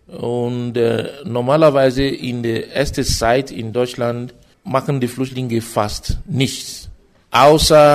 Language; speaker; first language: German; non-native, fluent; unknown